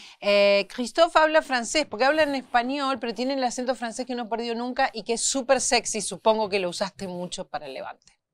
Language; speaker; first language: Spanish; native; Spanish